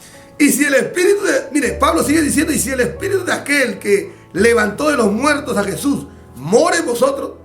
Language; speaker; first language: Spanish; native; Spanish